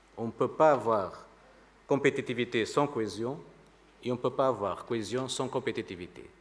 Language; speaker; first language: French; non-native, fluent; Portuguese